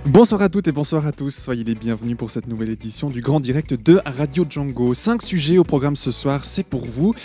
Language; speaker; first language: French; native; French